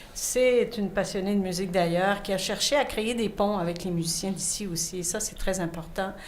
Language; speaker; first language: French; native; French